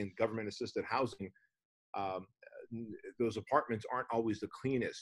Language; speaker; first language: English; native; English